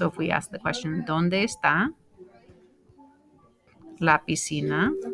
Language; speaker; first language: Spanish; non-native, fluent; English